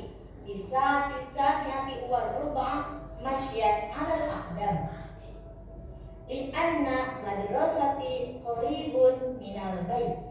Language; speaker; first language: Arabic; non-native, learner; Indonesian